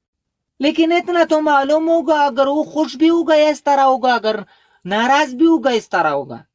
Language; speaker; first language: Hindi; non-native, local second language; Pashto